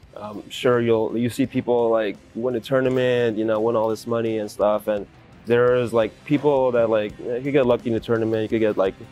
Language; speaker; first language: English; native; English